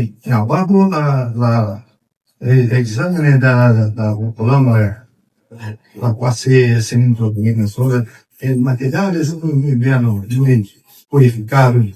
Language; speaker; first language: Spanish; non-native, fluent; Portuguese